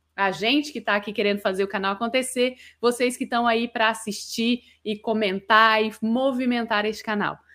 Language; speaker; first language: Portuguese; native; Portuguese